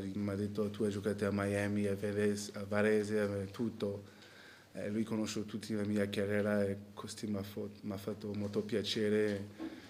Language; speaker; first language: Italian; non-native, learner; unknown